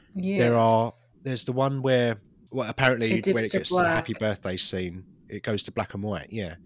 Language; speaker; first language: English; native; English